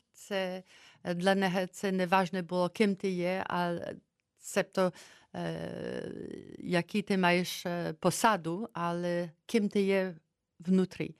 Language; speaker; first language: Ukrainian; early bilingual, heritage; Ukrainian